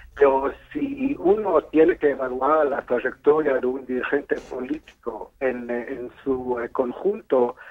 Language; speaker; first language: Spanish; non-native, fluent; Hebrew